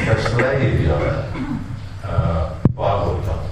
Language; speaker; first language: Hungarian; non-native, learner; Russian